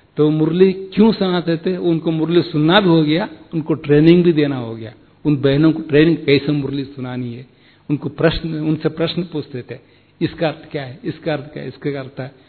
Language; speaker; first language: Hindi; non-native, local second language; Kannada